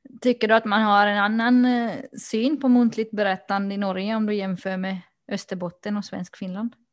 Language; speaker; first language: Swedish; native; Swedish